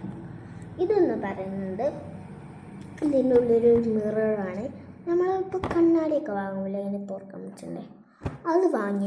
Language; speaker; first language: Malayalam; native; Malayalam